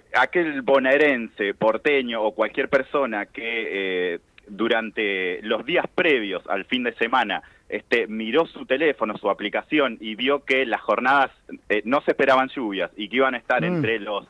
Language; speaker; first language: Spanish; native; Spanish